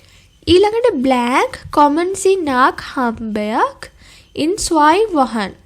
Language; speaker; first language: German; non-native, fluent; Sinhala